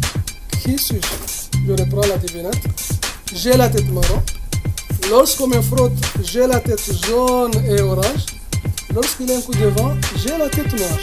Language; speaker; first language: French; non-native, local second language; Comorian